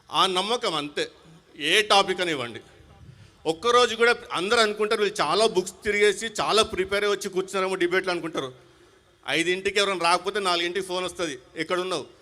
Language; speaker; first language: Telugu; non-native, local second language; Hindi